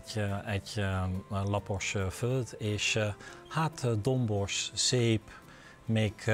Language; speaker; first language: Hungarian; non-native, learner; Dutch